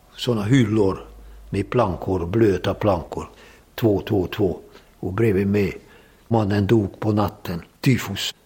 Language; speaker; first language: Swedish; non-native, fluent; Hungarian